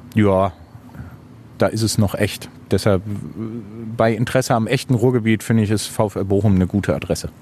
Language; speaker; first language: German; native; German